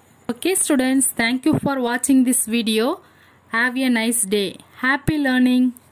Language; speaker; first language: English; non-native, local second language; Tamil